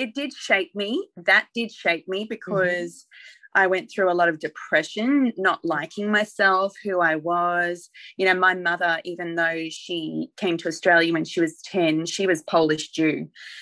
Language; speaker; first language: English; native; English